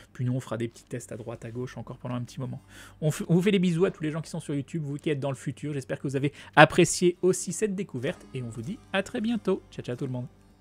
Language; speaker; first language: French; native; French